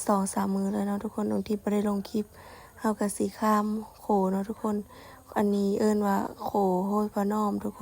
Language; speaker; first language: Thai; non-native, local second language; Northeastern Thai